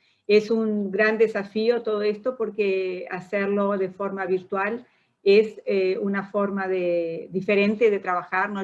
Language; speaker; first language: Spanish; non-native, fluent; Portuguese